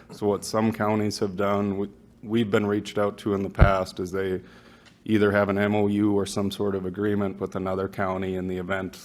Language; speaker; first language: English; native; English